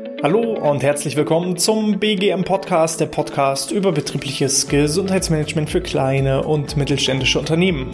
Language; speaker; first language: German; native; German